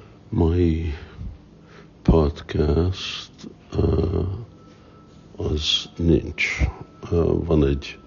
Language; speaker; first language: Hungarian; early bilingual, heritage; Hungarian